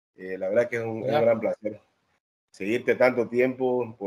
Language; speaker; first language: Spanish; native; Spanish